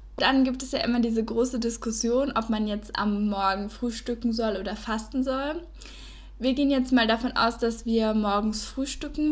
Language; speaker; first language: German; native; German